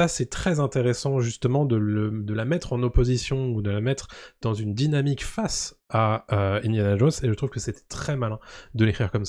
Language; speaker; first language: French; native; French